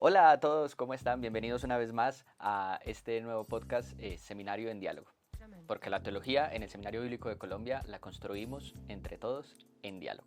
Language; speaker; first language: Spanish; native; Spanish